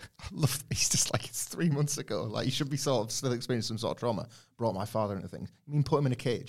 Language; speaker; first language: English; native; English